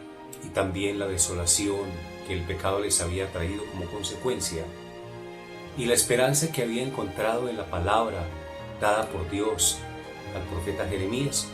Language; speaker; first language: Spanish; native; Spanish